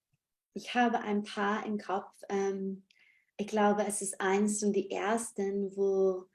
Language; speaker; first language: German; non-native, fluent; English